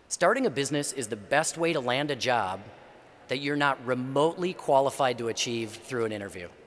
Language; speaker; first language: English; native; English